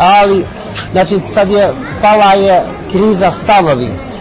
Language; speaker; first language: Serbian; early bilingual, heritage; Serbian